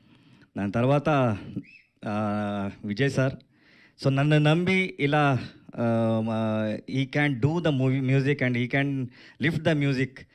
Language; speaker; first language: Telugu; non-native, learner; Kannada